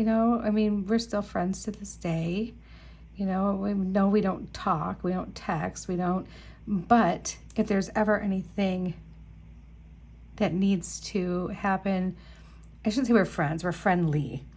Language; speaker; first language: English; native; English